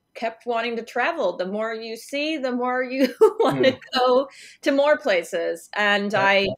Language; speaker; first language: English; native; English